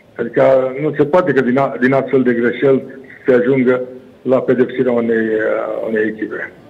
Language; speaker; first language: Romanian; native; Romanian